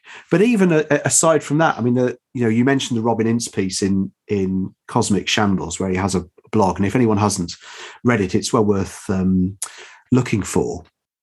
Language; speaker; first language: English; native; English